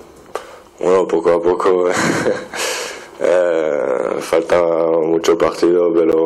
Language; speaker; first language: Spanish; non-native, fluent; French